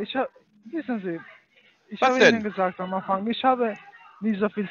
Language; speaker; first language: German; non-native, learner; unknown